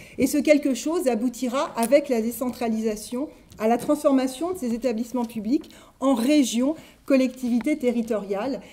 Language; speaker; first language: French; native; French